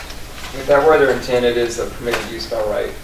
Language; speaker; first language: English; native; English